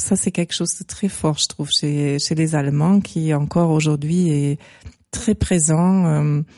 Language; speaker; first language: French; non-native, fluent; German